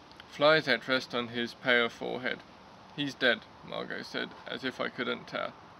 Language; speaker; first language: English; early bilingual, other home language; Hungarian